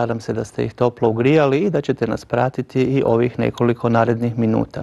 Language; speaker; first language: Croatian; native; Croatian